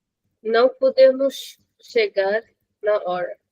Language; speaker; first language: Portuguese; non-native, fluent; Hindi